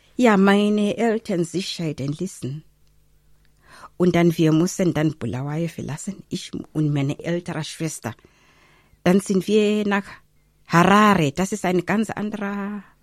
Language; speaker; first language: German; non-native, fluent; Zulu